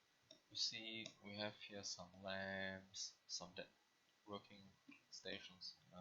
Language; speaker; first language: English; non-native, learner; German